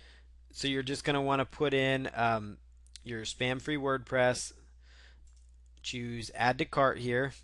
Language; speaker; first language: English; native; English